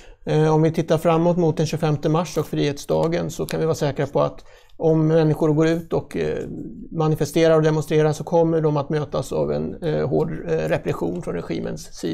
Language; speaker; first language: Swedish; native; Swedish